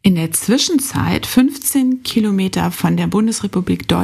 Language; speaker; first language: German; native; German